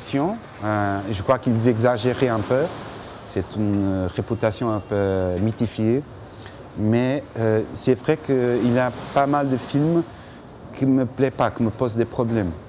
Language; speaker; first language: French; non-native, fluent; Portuguese